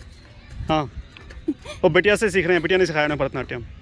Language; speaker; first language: Hindi; native; Hindi